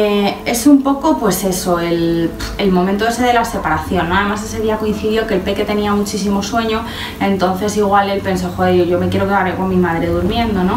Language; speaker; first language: Spanish; native; Spanish